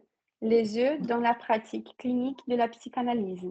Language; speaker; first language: French; non-native, fluent; Portuguese